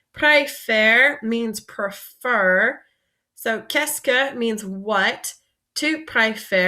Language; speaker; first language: French; non-native, fluent; English